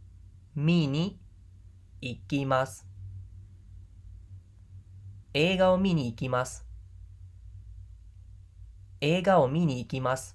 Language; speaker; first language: Japanese; non-native, fluent; Khmer